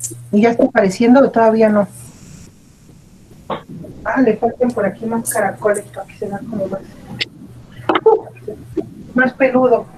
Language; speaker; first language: Spanish; native; Spanish